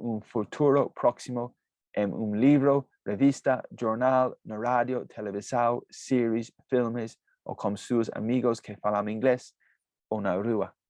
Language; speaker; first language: Portuguese; non-native, fluent; English